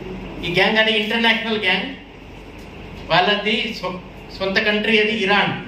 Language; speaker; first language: Telugu; native; Telugu